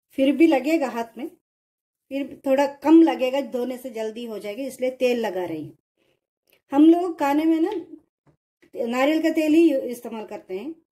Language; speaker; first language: Hindi; non-native, local second language; Kannada